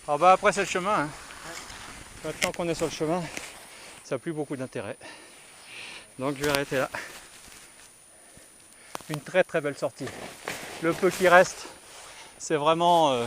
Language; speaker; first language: French; native; French